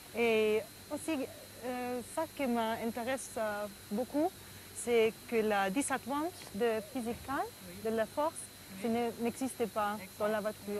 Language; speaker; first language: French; non-native, fluent; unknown